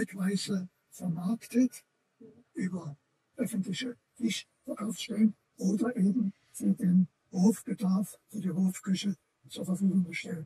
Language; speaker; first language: German; native; German